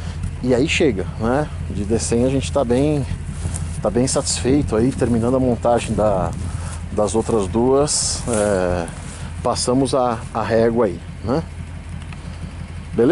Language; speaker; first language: Portuguese; native; Portuguese